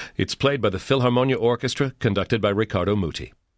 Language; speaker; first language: English; native; English